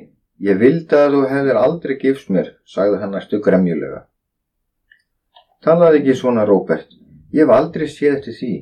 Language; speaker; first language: Icelandic; native; Icelandic